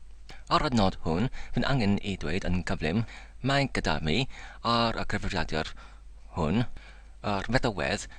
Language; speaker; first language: Welsh; non-native, learner; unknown